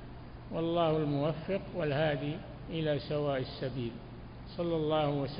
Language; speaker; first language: Arabic; native; Arabic